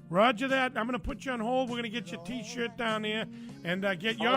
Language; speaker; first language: English; native; English